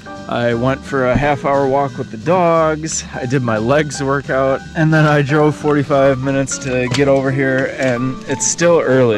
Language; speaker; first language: English; native; English